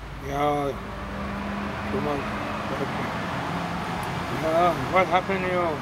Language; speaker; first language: English; non-native, learner; Persian